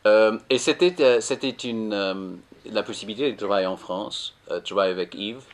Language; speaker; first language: French; non-native, fluent; English